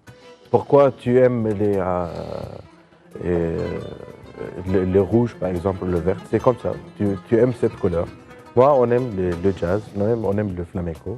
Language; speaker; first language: French; non-native, learner; Arabic